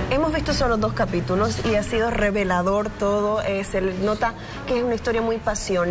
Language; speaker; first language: Spanish; native; Spanish